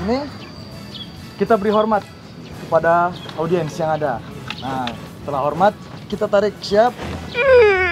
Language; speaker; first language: Indonesian; native; Indonesian